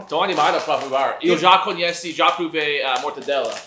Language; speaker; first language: Portuguese; non-native, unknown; English